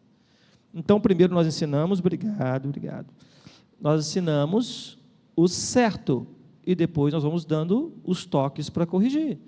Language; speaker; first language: Portuguese; native; Portuguese